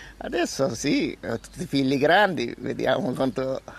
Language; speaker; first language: Italian; non-native, learner; Bangla